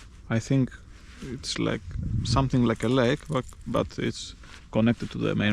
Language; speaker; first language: English; non-native, learner; Greek